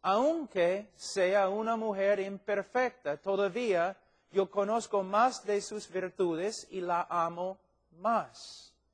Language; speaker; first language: Spanish; non-native, fluent; English